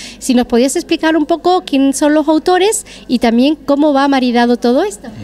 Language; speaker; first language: Spanish; native; Spanish